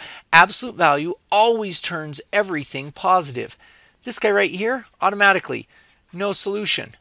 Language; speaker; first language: English; native; English